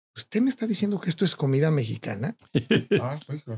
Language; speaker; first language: Spanish; native; Spanish